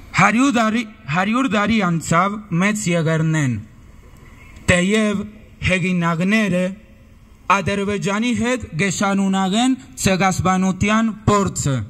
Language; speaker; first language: Armenian; early bilingual, heritage; Armenian